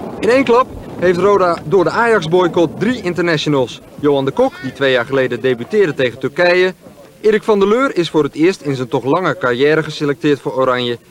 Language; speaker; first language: Dutch; native; Dutch